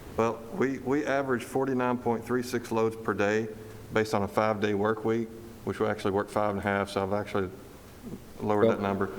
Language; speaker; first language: English; native; English